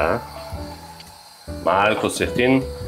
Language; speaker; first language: Bulgarian; non-native, learner; German